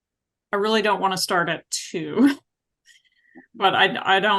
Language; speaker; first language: English; native; English